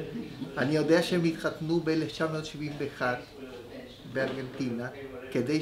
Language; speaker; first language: Hebrew; early bilingual, other home language; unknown